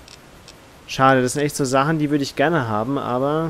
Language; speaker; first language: German; native; German